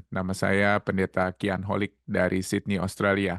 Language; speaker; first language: Indonesian; native; Indonesian